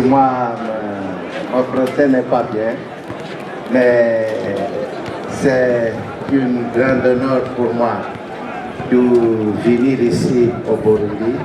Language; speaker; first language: French; non-native, learner; Portuguese